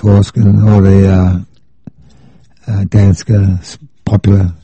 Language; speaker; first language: Danish; non-native, fluent; English